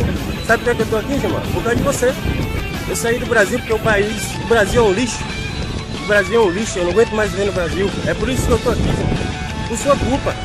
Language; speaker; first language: Portuguese; native; Portuguese